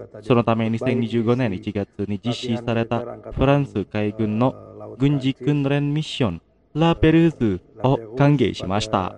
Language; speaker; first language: Japanese; non-native, fluent; Indonesian